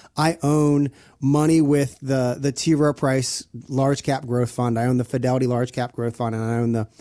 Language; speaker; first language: English; native; English